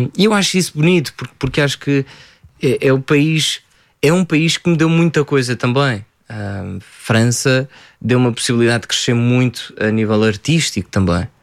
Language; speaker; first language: Portuguese; early bilingual, other home language; French